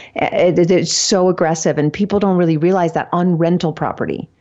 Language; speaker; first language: English; native; English